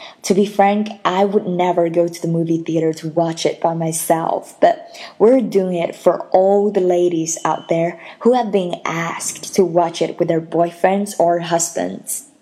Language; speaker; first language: English; non-native, fluent; Chinese